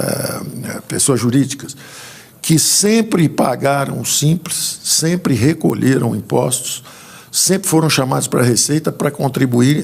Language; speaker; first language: Portuguese; native; Portuguese